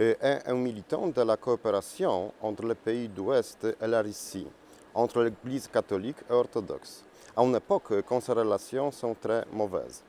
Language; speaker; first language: French; non-native, learner; Polish